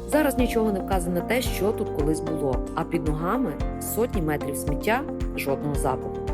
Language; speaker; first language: Ukrainian; native; Ukrainian